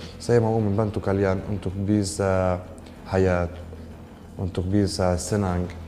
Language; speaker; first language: Indonesian; non-native, learner; Arabic